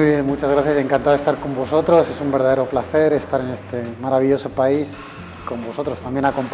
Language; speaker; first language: Spanish; native; Spanish